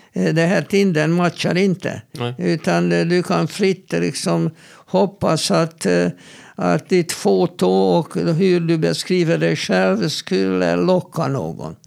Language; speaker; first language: Swedish; non-native, fluent; Hebrew